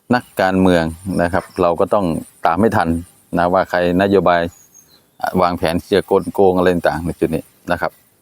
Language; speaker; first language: Thai; native; Thai